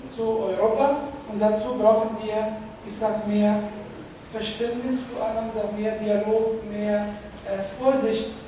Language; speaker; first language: German; native; German